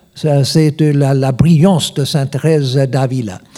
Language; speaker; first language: French; non-native, learner; English